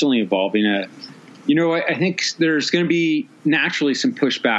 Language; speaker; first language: English; native; English